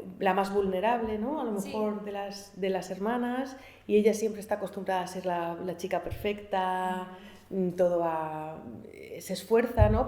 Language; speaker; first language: Spanish; native; Spanish